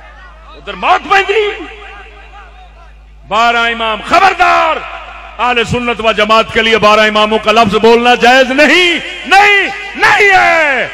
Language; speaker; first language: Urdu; non-native, local second language; Punjabi